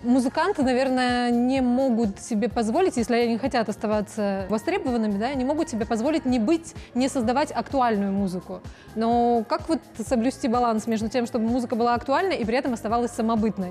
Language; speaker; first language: Russian; native; Russian